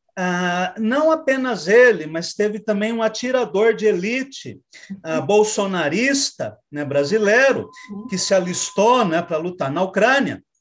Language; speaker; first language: Portuguese; native; Portuguese